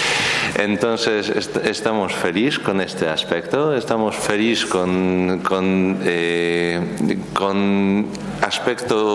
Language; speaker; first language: Spanish; non-native, learner; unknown